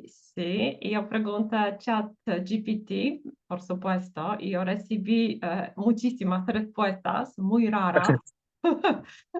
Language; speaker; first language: Spanish; non-native, fluent; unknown